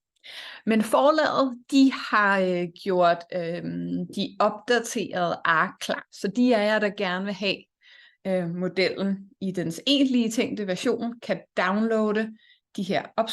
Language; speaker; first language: Danish; native; Danish